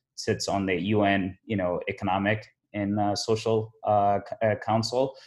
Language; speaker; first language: English; early bilingual, other home language; Somali